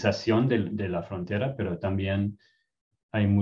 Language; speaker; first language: Spanish; non-native, fluent; English